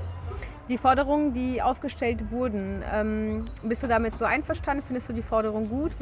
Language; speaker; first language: German; native; German